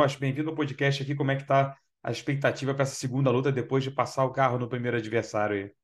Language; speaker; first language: Portuguese; native; Portuguese